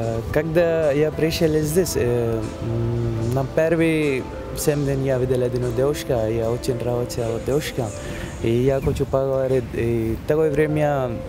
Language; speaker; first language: Russian; non-native, learner; English